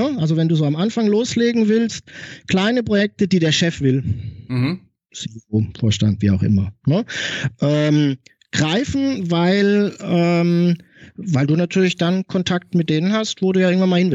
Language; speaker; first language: German; native; German